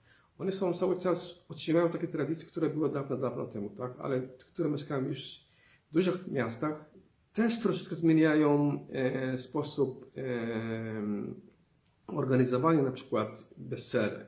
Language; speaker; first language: Polish; non-native, fluent; Somali